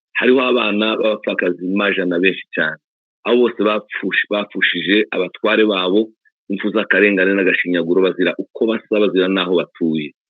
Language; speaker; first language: Kinyarwanda; native; Kinyarwanda